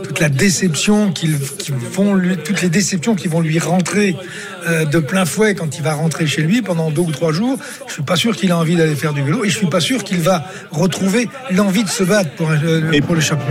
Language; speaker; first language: French; native; French